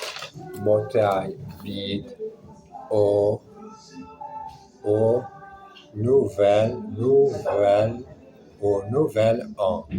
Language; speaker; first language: French; non-native, learner; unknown